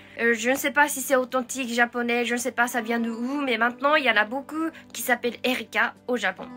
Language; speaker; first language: French; non-native, fluent; Japanese